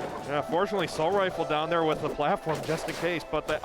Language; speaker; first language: English; native; English